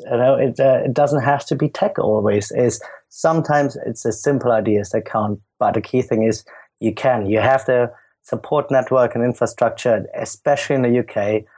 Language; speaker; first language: English; non-native, fluent; German